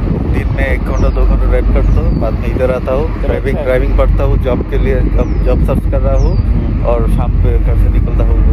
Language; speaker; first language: Hindi; non-native, learner; Bangla